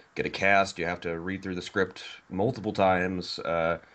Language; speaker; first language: English; native; English